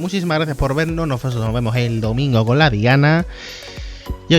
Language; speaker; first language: Spanish; native; Spanish